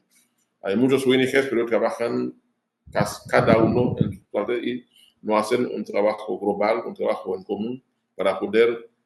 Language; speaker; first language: Spanish; non-native, fluent; Haitian Creole